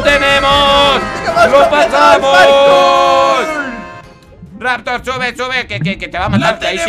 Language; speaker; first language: Spanish; native; Spanish